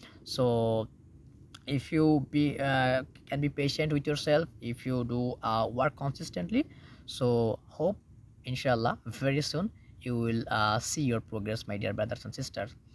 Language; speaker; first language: English; non-native, local second language; Bangla